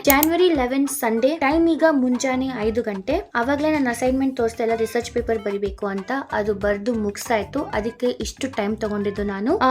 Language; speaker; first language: Kannada; native; Kannada